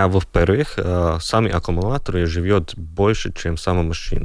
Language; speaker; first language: Russian; non-native, local second language; Latvian